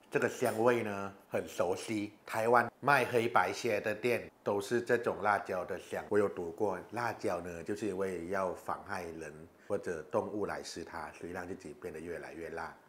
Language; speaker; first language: Chinese; non-native, fluent; Thai